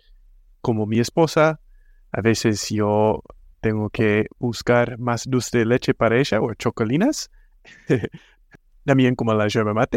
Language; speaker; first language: Spanish; non-native, fluent; English